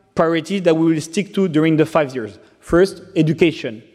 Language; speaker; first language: English; non-native, fluent; French